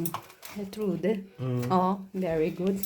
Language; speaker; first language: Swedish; non-native, learner; Filipino